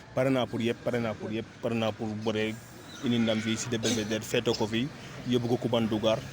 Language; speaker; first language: Wolof; native; Wolof